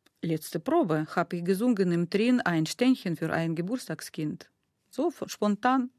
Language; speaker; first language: German; non-native, learner; Russian